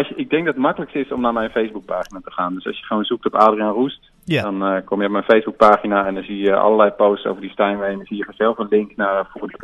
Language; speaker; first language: Dutch; native; Dutch